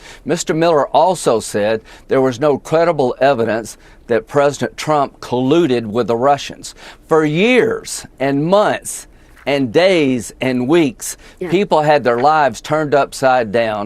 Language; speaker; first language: English; native; English